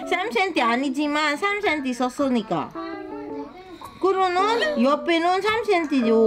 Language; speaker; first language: Korean; non-native, learner; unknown